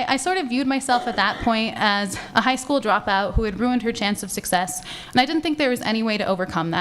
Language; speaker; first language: English; native; English